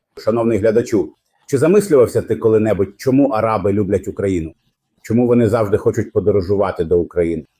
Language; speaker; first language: Ukrainian; non-native, fluent; Arabic